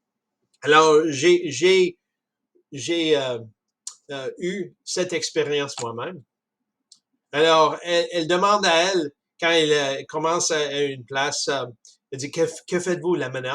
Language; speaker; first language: French; non-native, fluent; English